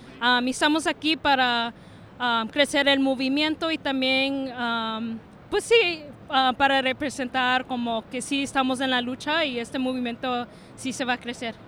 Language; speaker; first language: Spanish; early bilingual, heritage; Spanish